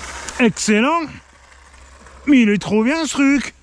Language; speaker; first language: French; native; French